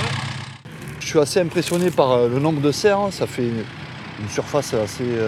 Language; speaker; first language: French; native; French